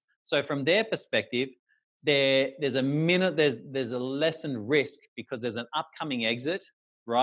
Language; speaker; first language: English; native; English